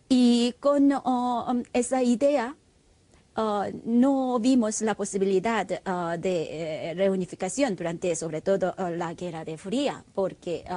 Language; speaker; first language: Spanish; non-native, fluent; Korean